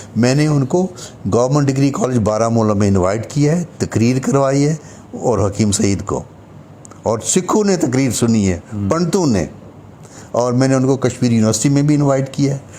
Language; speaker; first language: Urdu; non-native, local second language; Kashmiri